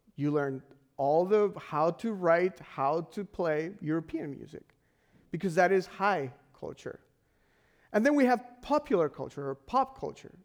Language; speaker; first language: English; non-native, fluent; Spanish